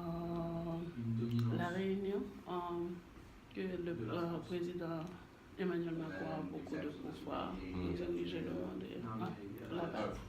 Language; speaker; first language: French; non-native, learner; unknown